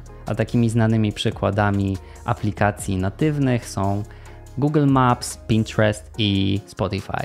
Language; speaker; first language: Polish; native; Polish